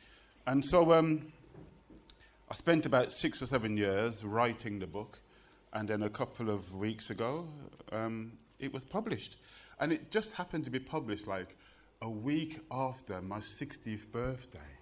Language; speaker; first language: English; native; English